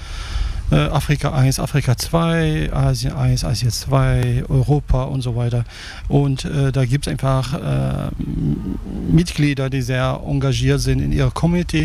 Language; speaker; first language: German; non-native, fluent; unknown